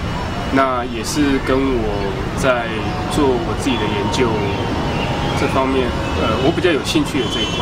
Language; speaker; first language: Chinese; native; Chinese